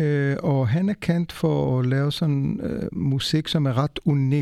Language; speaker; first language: Danish; non-native, fluent; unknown